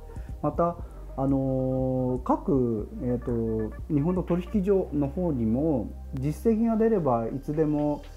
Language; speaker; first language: Japanese; native; Japanese